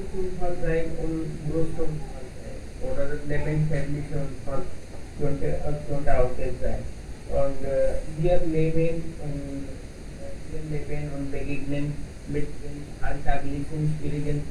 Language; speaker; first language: German; non-native, learner; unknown